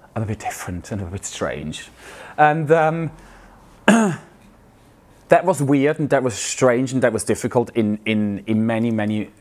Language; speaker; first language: English; non-native, fluent; Swiss German